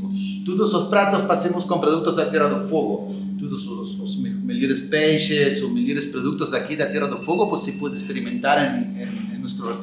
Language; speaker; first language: Portuguese; non-native, learner; Spanish